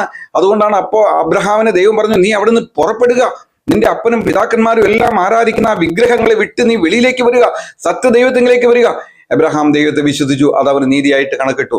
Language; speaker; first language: Malayalam; native; Malayalam